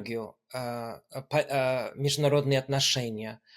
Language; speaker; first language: Russian; non-native, fluent; English